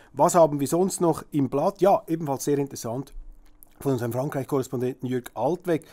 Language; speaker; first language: German; native; German